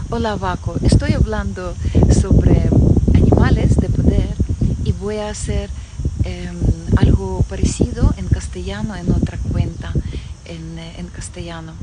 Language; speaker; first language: Spanish; non-native, fluent; Ukrainian